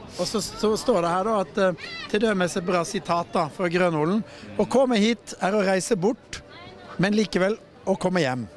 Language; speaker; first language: Norwegian; native; Norwegian